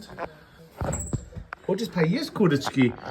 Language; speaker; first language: Russian; non-native, learner; English